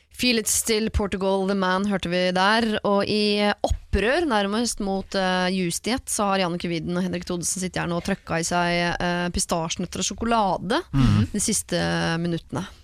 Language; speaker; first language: Norwegian; native; Norwegian